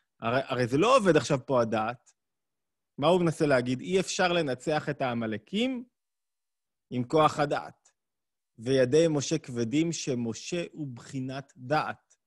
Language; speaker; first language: Hebrew; native; Hebrew